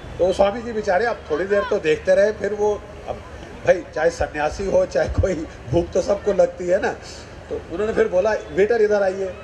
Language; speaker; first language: Hindi; native; Hindi